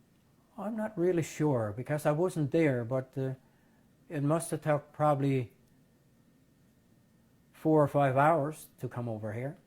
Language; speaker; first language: English; native; English